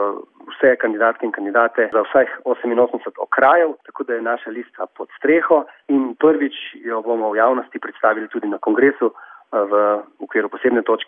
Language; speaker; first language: Slovenian; native; Slovenian